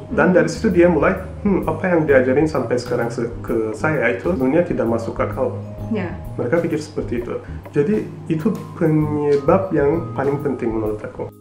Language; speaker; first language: Indonesian; non-native, fluent; Turkish